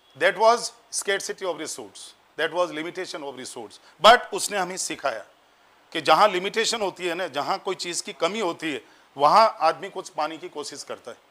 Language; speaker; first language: Hindi; native; Hindi